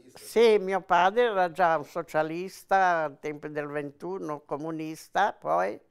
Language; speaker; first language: Italian; native; Italian